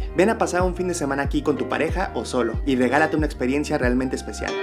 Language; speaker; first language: Spanish; native; Spanish